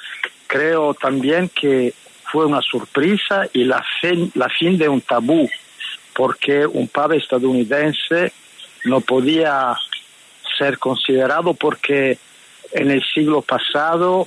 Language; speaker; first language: Spanish; non-native, fluent; Italian